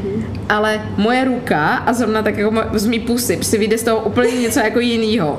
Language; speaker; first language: Czech; native; Czech